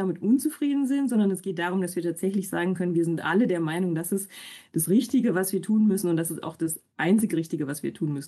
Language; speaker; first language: German; native; German